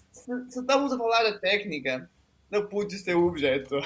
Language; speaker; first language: Portuguese; non-native, fluent; Italian